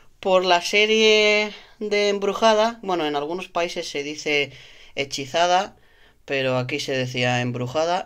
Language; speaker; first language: Spanish; native; Spanish